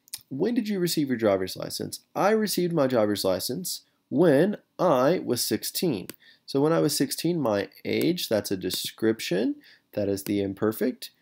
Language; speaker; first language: English; native; English